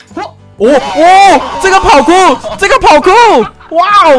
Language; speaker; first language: Chinese; native; Chinese